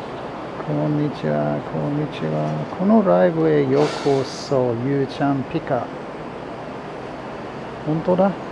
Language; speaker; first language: Japanese; non-native, learner; English